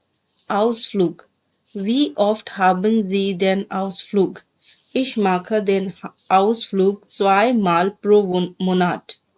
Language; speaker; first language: German; non-native, fluent; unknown